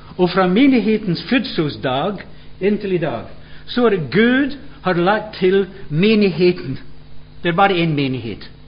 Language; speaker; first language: Swedish; non-native, fluent; English